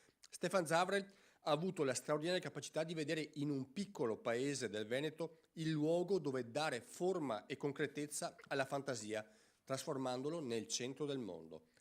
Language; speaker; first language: Italian; native; Italian